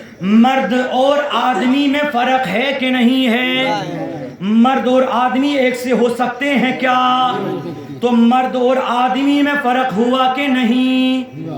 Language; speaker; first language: Urdu; native; Urdu